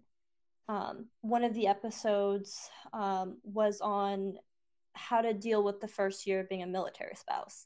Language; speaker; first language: English; native; English